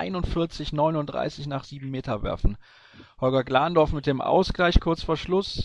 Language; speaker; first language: German; native; German